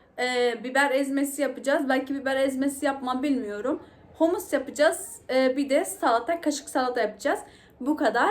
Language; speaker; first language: Turkish; non-native, local second language; Arabic